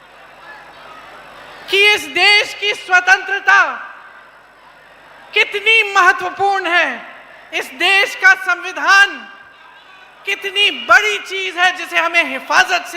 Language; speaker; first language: Hindi; native; Hindi